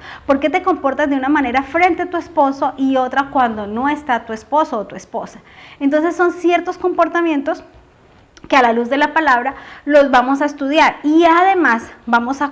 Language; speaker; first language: Spanish; native; Spanish